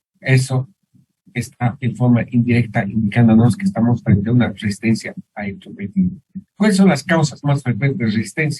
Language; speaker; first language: Spanish; native; Spanish